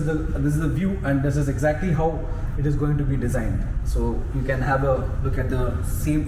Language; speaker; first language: English; non-native, local second language; Hindi